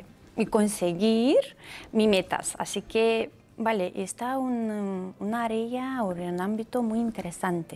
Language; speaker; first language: Spanish; non-native, learner; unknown